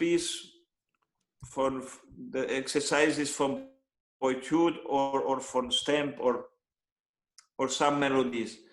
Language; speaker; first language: English; non-native, learner; Hungarian